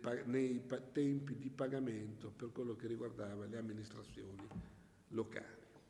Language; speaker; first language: Italian; native; Italian